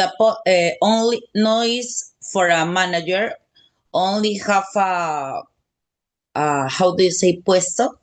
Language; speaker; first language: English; non-native, learner; Spanish